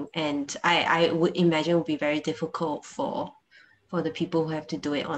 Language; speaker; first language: English; non-native, local second language; Chinese